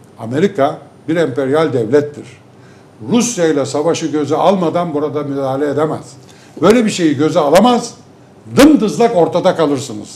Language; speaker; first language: Turkish; native; Turkish